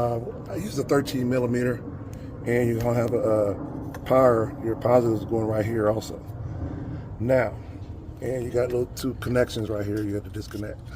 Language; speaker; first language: English; native; English